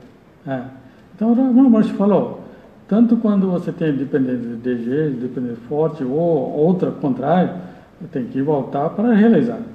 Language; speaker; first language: Portuguese; non-native, learner; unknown